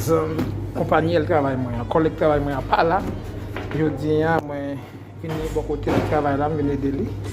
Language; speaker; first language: French; non-native, learner; Haitian Creole